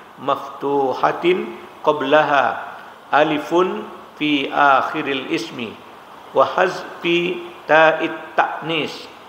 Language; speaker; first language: Arabic; non-native, learner; Indonesian